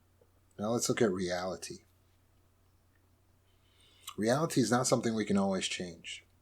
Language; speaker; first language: English; native; English